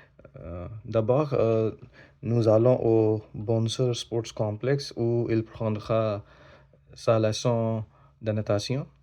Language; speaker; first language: French; non-native, learner; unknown